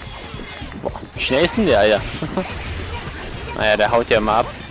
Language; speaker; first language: German; native; German